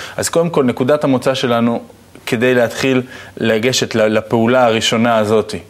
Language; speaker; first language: Hebrew; native; Hebrew